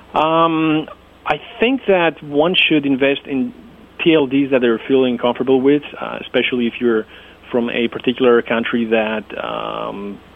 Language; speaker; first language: English; non-native, fluent; Greek